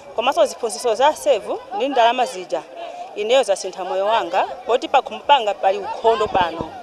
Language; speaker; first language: Nyanja; non-native, local second language; Tumbuka